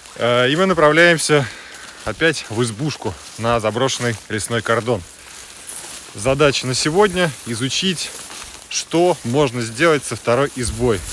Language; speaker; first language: Russian; native; Russian